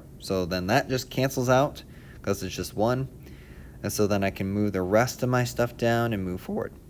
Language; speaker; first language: English; native; English